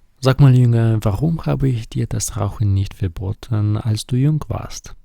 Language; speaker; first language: German; non-native, fluent; Ukrainian